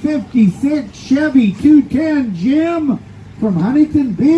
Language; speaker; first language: English; native; English